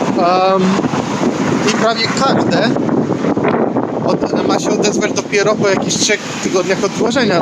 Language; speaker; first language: Polish; native; Polish